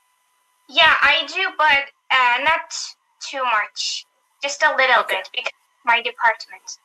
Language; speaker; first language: English; non-native, learner; Turkish